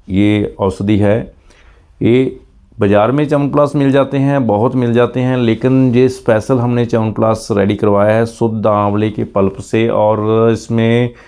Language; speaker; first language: Hindi; non-native, local second language; Punjabi